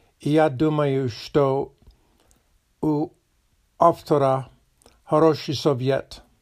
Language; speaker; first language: Russian; non-native, learner; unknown